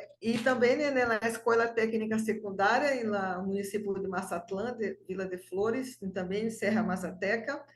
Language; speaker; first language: Portuguese; non-native, fluent; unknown